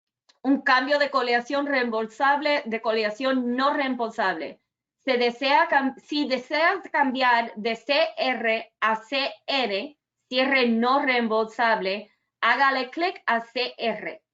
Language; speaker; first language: Spanish; early bilingual, other home language; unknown